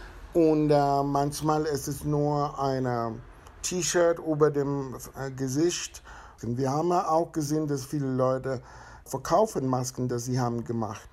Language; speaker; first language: German; non-native, fluent; Spanish